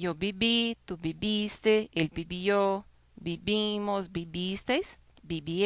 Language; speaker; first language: Spanish; non-native, fluent; Portuguese